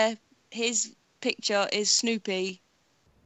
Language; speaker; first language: English; native; English